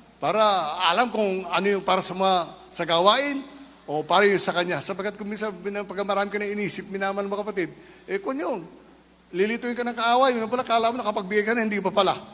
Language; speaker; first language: Filipino; non-native, local second language; Iloko